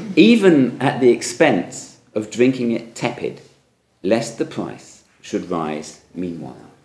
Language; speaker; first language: English; native; English